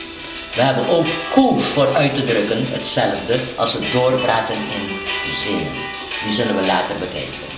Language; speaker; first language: Dutch; non-native, local second language; Papiamento